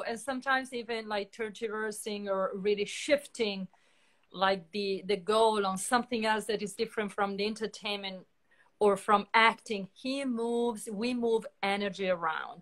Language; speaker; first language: English; non-native, fluent; Italian